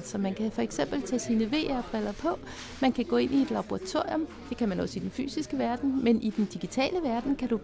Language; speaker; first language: Danish; native; Danish